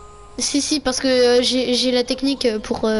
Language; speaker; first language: French; native; French